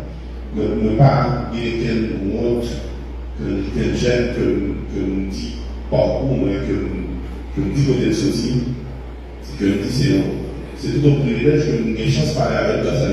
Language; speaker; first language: French; non-native, local second language; Haitian Creole